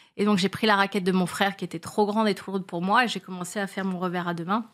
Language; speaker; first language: French; native; French